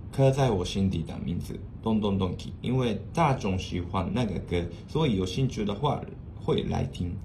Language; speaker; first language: Chinese; non-native, fluent; Japanese